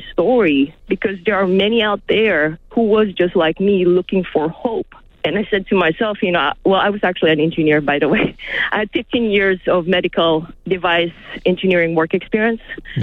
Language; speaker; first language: English; non-native, local second language; Filipino